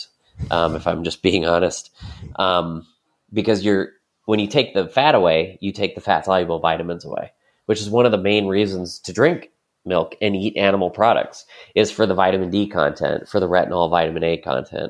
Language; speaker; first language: English; native; English